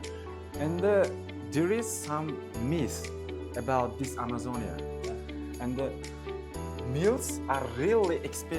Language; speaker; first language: English; non-native, local second language; Uzbek